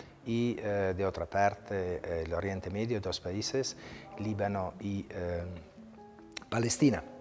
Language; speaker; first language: Spanish; non-native, fluent; Italian